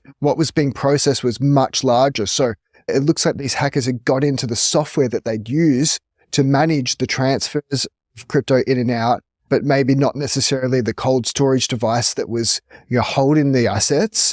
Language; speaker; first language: English; native; English